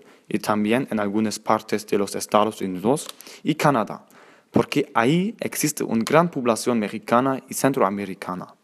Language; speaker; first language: Spanish; non-native, learner; German